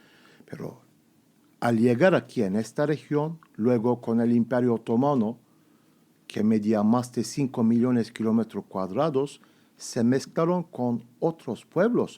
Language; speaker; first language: Spanish; non-native, fluent; Turkish